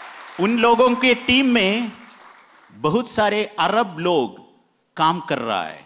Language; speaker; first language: Hindi; non-native, fluent; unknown